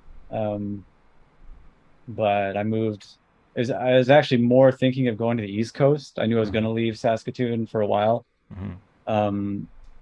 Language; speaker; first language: English; native; English